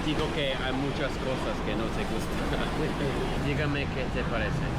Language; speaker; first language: Spanish; non-native, learner; English